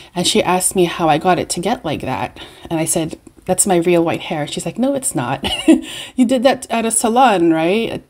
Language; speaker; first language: English; native; English